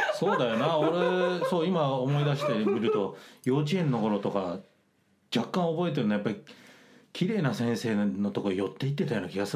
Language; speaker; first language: Japanese; native; Japanese